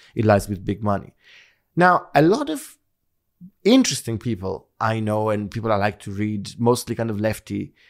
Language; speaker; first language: English; non-native, fluent; Italian